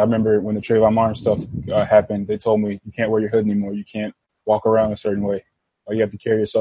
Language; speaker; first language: English; native; English